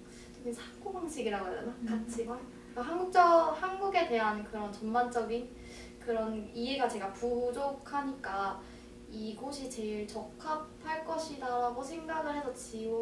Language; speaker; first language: Korean; early bilingual, heritage; Korean